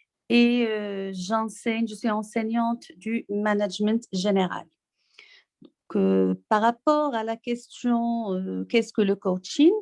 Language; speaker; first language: French; non-native, local second language; Arabic